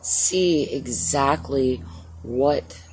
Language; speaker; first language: English; native; English